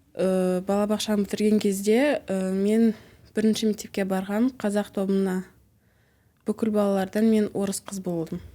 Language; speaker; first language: Kazakh; non-native, local second language; Russian